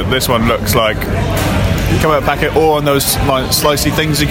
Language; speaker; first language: English; native; English